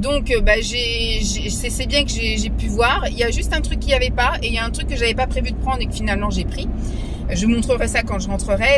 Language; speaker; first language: French; native; French